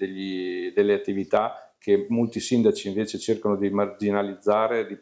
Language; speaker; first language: Italian; native; Italian